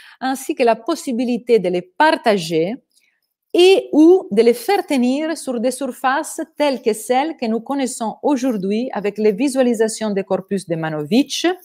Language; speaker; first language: French; non-native, fluent; Italian